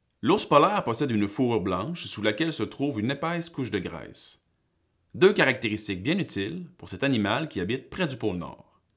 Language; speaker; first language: French; native; French